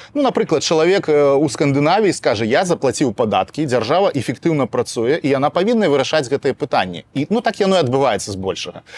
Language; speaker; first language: Belarusian; non-native, local second language; Russian